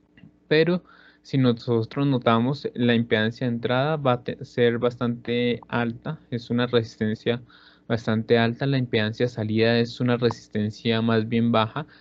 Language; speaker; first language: Spanish; native; Spanish